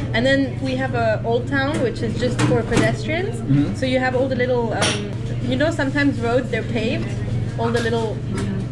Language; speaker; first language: English; non-native, fluent; Slovak